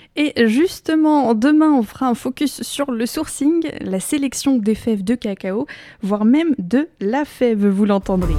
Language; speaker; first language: French; native; French